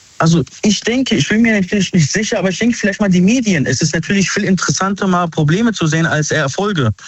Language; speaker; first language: German; early bilingual, other home language; Arabic